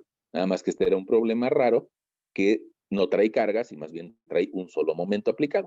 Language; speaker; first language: Spanish; native; Spanish